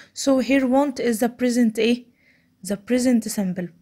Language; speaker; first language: English; non-native, fluent; Arabic